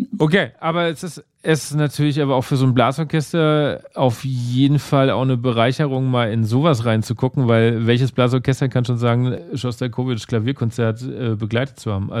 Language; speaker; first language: German; native; German